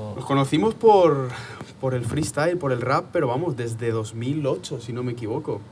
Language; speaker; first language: Spanish; native; Spanish